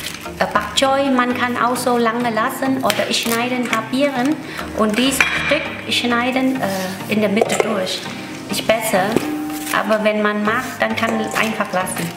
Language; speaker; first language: German; non-native, learner; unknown